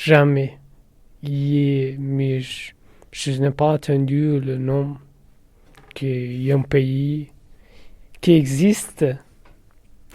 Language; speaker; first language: French; non-native, learner; Persian